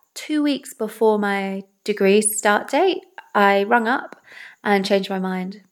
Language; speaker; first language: English; native; English